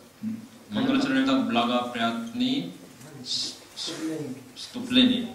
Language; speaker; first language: Russian; non-native, learner; Hindi